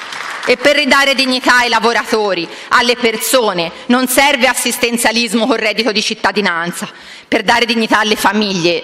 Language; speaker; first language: Italian; native; Italian